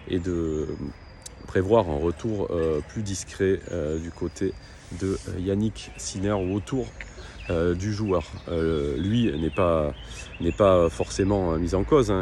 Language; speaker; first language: French; native; French